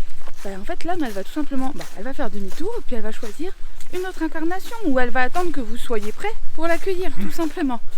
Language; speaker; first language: French; native; French